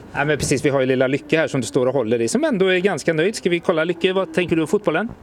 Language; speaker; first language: Swedish; native; Swedish